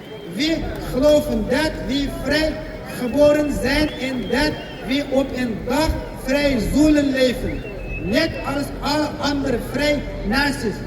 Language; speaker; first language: Dutch; non-native, local second language; Uyghur